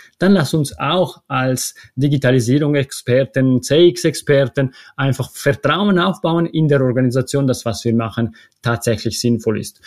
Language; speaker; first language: German; non-native, local second language; Italian